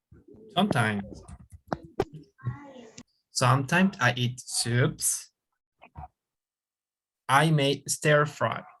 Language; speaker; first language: English; non-native, fluent; Spanish